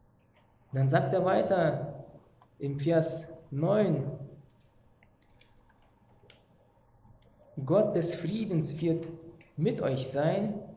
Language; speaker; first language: German; non-native, fluent; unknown